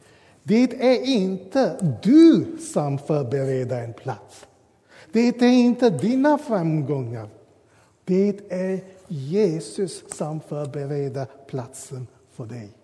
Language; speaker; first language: Swedish; non-native, fluent; English